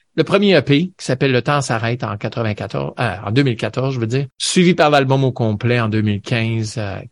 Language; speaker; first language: French; native; French